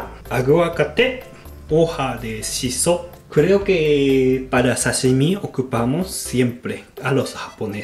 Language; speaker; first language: Spanish; non-native, fluent; Japanese